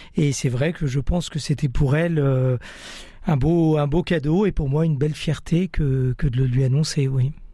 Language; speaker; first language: French; early bilingual, other home language; Italian